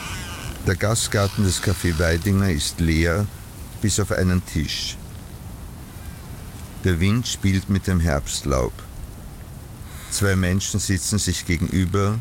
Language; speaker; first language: German; native; German